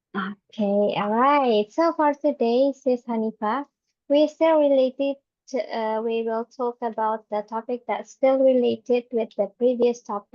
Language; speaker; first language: English; non-native, fluent; Indonesian